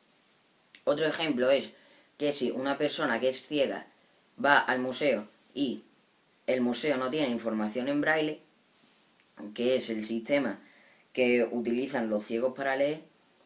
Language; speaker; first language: Spanish; native; Spanish